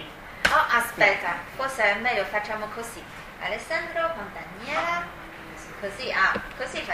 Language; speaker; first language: Italian; non-native, fluent; Chinese